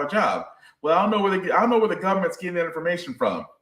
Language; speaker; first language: English; native; English